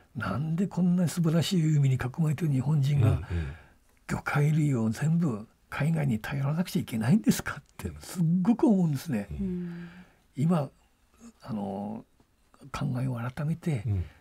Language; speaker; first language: Japanese; native; Japanese